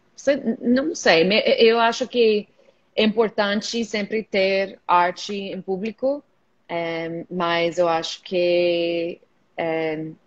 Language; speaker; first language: Portuguese; non-native, fluent; English